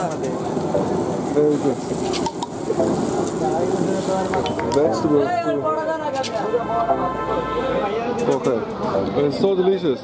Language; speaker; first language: English; non-native, fluent; German